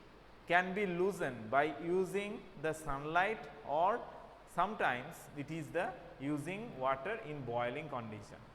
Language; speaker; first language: English; non-native, local second language; Bangla